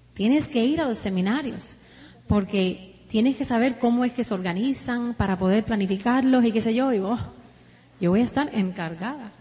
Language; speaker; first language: Spanish; early bilingual, heritage; Spanish